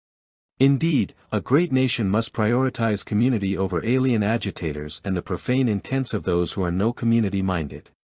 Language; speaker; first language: English; native; English